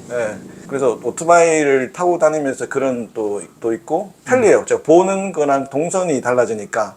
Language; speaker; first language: Korean; native; Korean